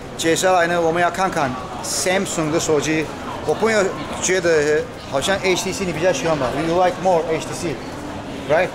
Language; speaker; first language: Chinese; non-native, fluent; Turkish